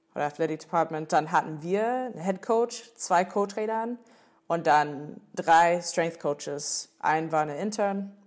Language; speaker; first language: German; non-native, fluent; English